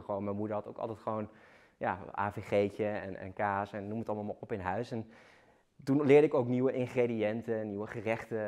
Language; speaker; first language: Dutch; native; Dutch